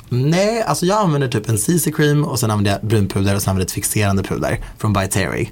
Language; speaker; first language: Swedish; early bilingual, other home language; Persian